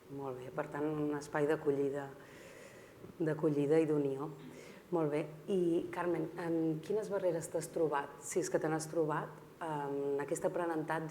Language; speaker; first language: Catalan; native; Catalan